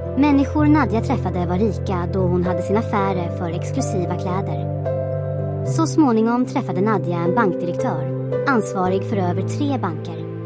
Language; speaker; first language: Swedish; non-native, fluent; Croatian